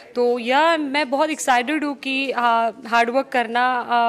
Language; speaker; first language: Hindi; non-native, local second language; Marathi